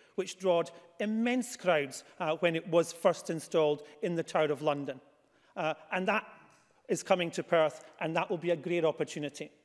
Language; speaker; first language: English; native; English